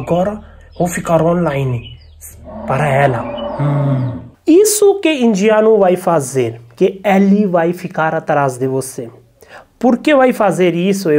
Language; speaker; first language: Portuguese; non-native, learner; Hindi